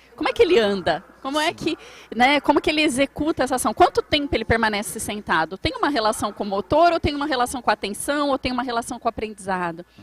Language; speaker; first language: Portuguese; native; Portuguese